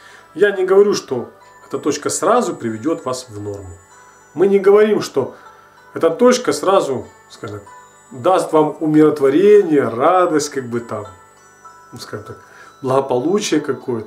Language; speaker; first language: Russian; native; Russian